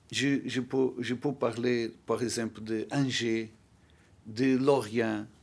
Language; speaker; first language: French; non-native, fluent; Portuguese